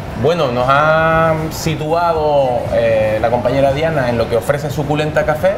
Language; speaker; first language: Spanish; native; Spanish